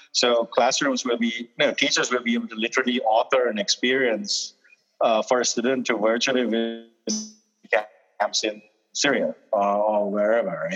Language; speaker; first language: English; non-native, local second language; Sinhala